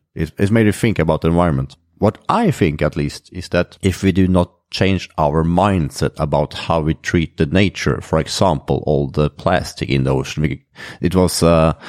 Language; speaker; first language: English; non-native, fluent; Norwegian